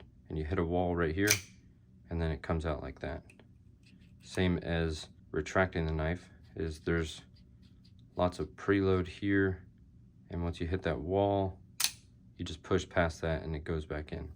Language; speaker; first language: English; native; English